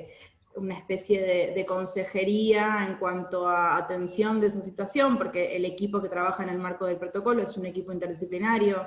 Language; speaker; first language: Spanish; native; Spanish